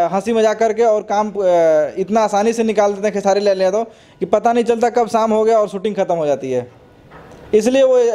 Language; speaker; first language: Hindi; native; Hindi